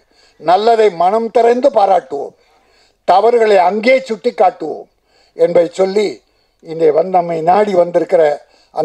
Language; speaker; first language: Tamil; native; Tamil